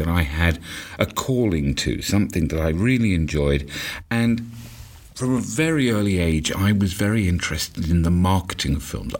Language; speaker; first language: English; native; English